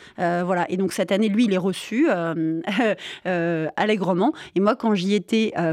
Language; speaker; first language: French; native; French